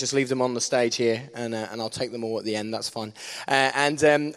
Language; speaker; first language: English; native; English